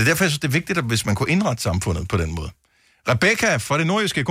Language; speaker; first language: Danish; native; Danish